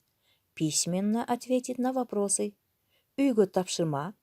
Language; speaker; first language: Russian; non-native, local second language; Kyrgyz